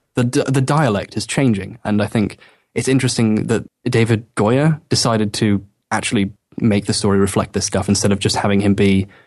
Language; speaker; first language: English; native; English